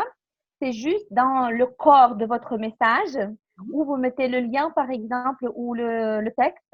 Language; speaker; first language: French; non-native, fluent; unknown